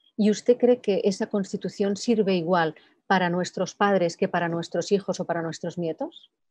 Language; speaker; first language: Spanish; non-native, local second language; Catalan